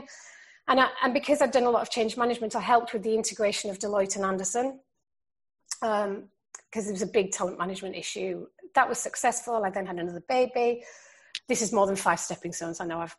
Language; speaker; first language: English; native; English